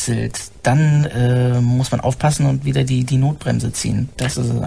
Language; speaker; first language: German; native; German